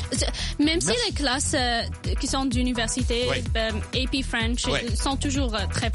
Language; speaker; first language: French; non-native, local second language; Arabic